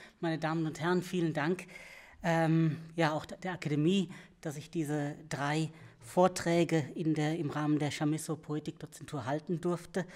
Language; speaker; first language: German; early bilingual, other home language; English